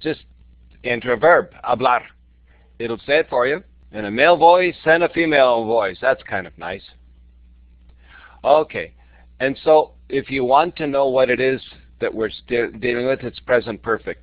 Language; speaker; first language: English; native; English